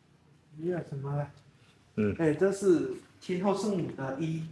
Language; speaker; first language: Chinese; early bilingual, heritage; Chinese